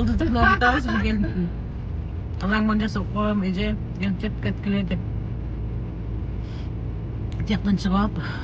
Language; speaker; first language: Kyrgyz; native; Kyrgyz